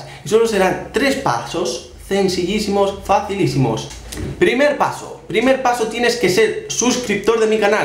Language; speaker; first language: Spanish; native; Spanish